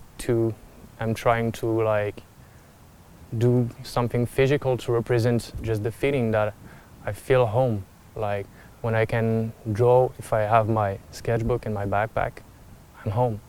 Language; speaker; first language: English; non-native, fluent; French